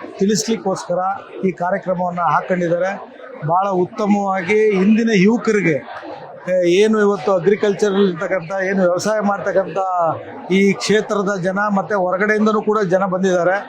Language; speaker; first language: Kannada; native; Kannada